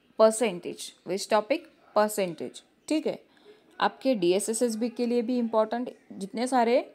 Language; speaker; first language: Hindi; non-native, local second language; Marathi